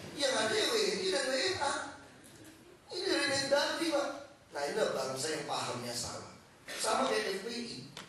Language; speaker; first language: Indonesian; native; Indonesian